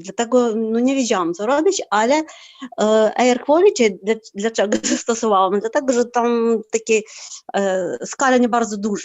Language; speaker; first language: Polish; non-native, fluent; Ukrainian